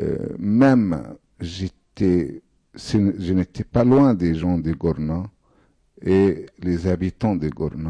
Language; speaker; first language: French; non-native, fluent; Arabic